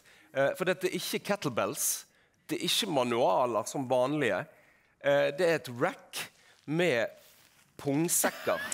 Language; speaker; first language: Norwegian; native; Norwegian